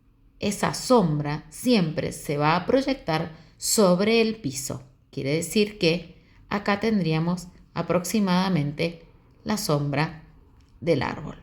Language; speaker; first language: Spanish; native; Spanish